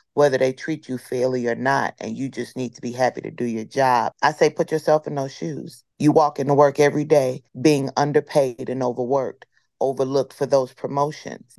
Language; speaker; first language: English; native; English